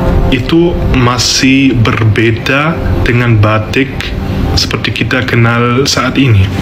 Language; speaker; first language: Indonesian; non-native, fluent; German